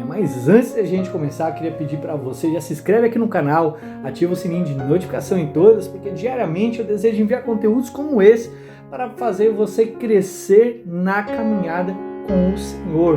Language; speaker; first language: Portuguese; native; Portuguese